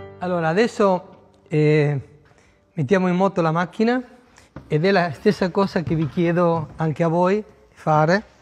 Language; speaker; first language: Italian; non-native, fluent; Spanish